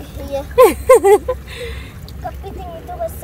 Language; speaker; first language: Indonesian; early bilingual, heritage; Indonesian